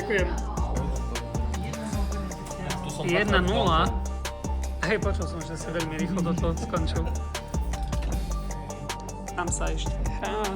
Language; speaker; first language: Slovak; native; Slovak